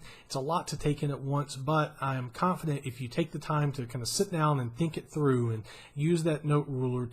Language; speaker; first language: English; native; English